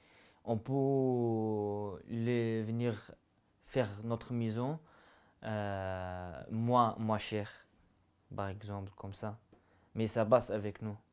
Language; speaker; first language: French; non-native, learner; Arabic